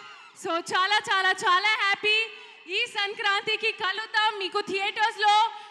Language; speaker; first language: Telugu; non-native, learner; Hindi